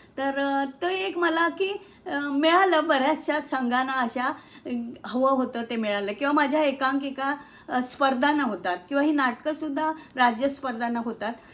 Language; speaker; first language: Marathi; native; Marathi